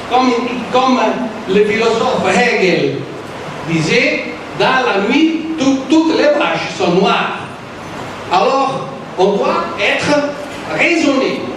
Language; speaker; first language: French; non-native, fluent; Italian